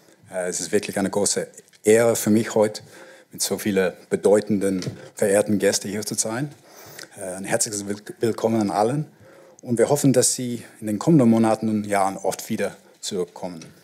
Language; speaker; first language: German; non-native, fluent; English